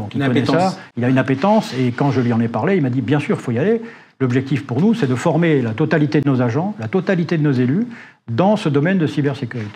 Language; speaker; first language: French; native; French